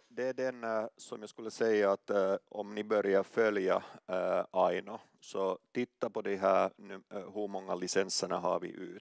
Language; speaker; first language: Swedish; non-native, local second language; Finnish